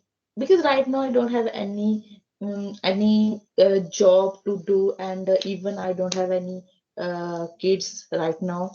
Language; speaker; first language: English; non-native, learner; Hindi